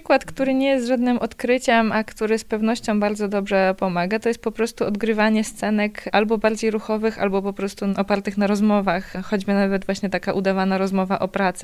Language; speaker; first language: Polish; native; Polish